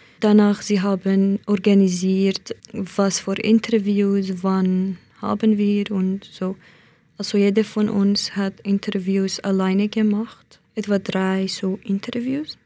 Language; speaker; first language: German; non-native, learner; Central Kurdish